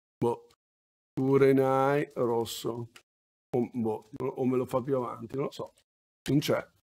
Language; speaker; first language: Italian; native; Italian